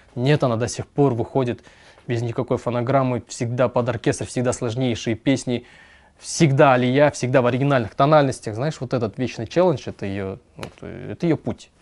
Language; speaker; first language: Russian; non-native, local second language; Kyrgyz